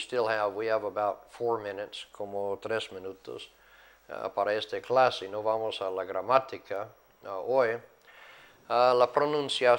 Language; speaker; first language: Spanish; non-native, fluent; English